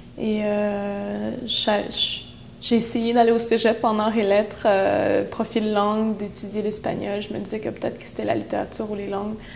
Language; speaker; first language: French; non-native, local second language; Innu-aimun